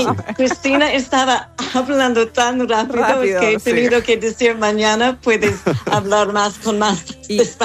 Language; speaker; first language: Spanish; non-native, learner; English